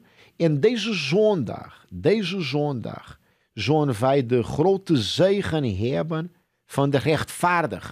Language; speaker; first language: Dutch; non-native, fluent; Portuguese